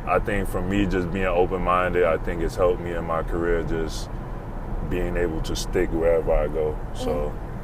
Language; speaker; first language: English; native; English